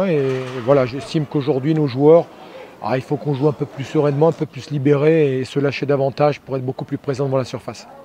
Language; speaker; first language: French; native; French